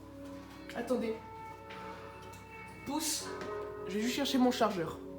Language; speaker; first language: French; native; French